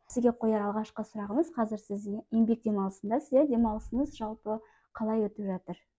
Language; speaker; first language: Kazakh; native; Kazakh